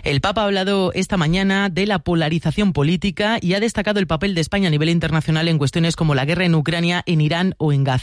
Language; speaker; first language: Spanish; native; Spanish